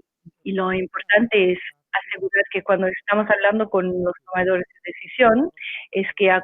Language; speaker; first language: Spanish; non-native, fluent; English